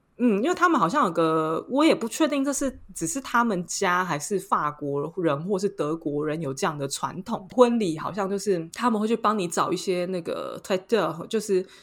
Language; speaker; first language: Chinese; native; Chinese